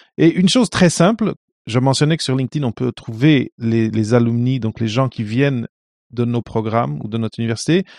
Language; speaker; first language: French; non-native, fluent; Portuguese